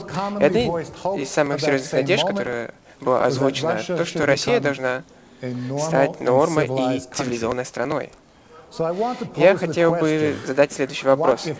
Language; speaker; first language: Russian; native; Russian